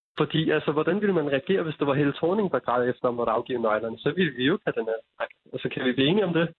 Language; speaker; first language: Danish; early bilingual, other home language; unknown